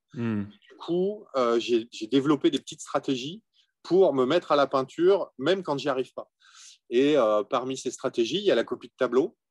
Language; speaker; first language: French; native; French